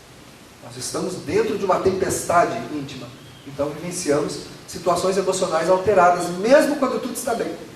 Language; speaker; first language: Portuguese; native; Portuguese